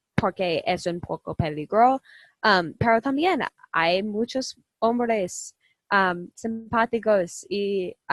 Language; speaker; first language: Spanish; non-native, learner; English